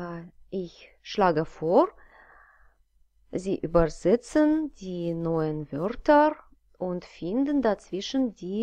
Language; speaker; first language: German; non-native, fluent; Russian